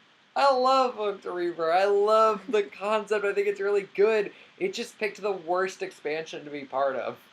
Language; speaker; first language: English; native; English